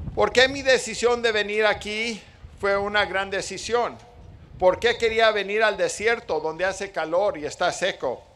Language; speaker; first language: Spanish; native; Spanish